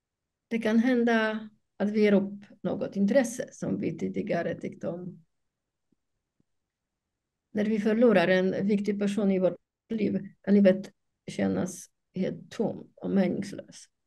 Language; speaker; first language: Swedish; non-native, fluent; Polish